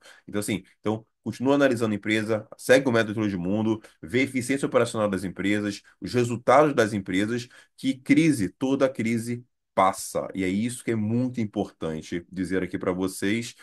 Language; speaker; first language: Portuguese; native; Portuguese